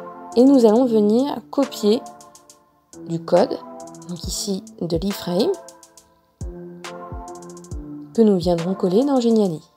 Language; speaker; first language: French; native; French